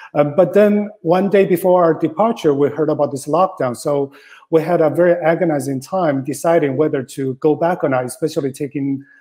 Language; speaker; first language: English; non-native, fluent; Chinese